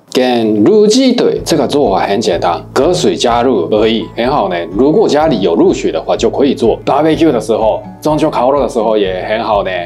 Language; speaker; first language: Chinese; non-native, fluent; Japanese